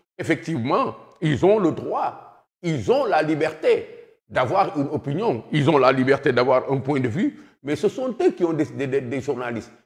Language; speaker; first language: French; non-native, local second language; Wolof